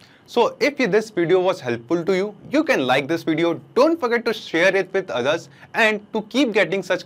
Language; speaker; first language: English; non-native, local second language; Hindi